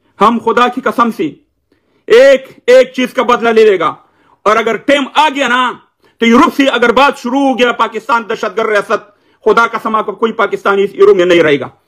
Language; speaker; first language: Urdu; non-native, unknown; Pashto